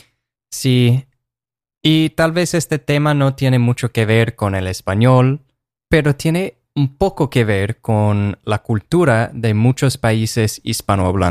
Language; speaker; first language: Spanish; non-native, fluent; English